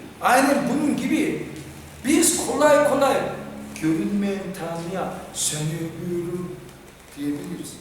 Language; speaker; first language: Turkish; non-native, fluent; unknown